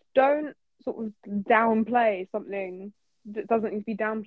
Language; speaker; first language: English; native; English